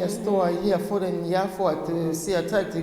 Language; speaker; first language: Danish; non-native, learner; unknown